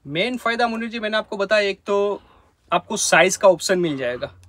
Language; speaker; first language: Hindi; non-native, local second language; Gujarati